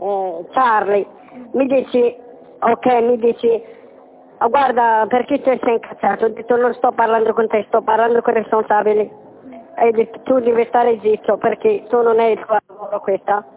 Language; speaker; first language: Italian; non-native, learner; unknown